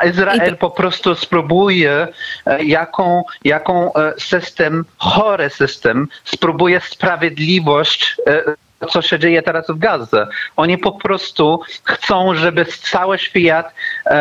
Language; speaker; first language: Polish; non-native, learner; Arabic